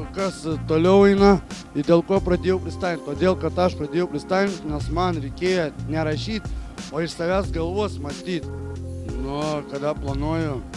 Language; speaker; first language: Lithuanian; non-native, local second language; Russian